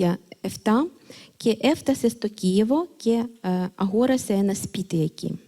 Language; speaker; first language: Greek; non-native, fluent; Ukrainian